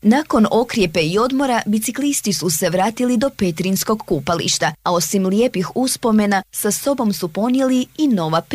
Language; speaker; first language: Serbian; native; Serbian